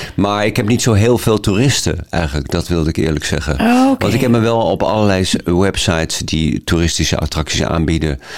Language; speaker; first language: Dutch; native; Dutch